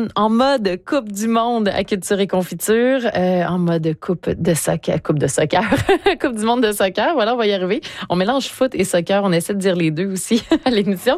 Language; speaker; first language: French; native; French